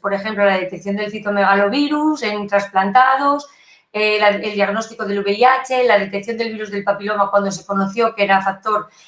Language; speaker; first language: Spanish; native; Spanish